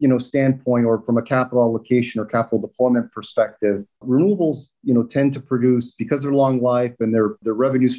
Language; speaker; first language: English; native; English